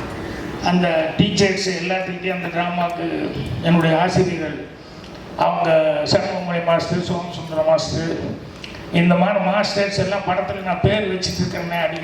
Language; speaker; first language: Tamil; native; Tamil